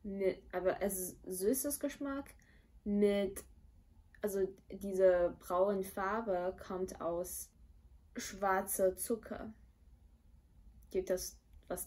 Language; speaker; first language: German; non-native, fluent; Chinese